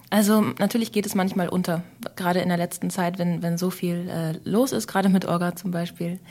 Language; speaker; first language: German; native; German